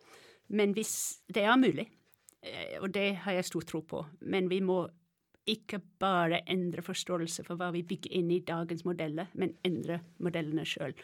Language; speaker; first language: Norwegian; non-native, fluent; English